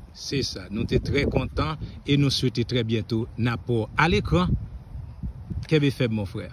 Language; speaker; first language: Haitian Creole; native; Haitian Creole